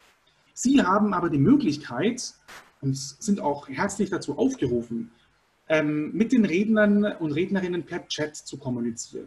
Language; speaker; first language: German; native; German